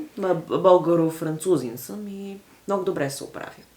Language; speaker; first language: Bulgarian; early bilingual, heritage; Bulgarian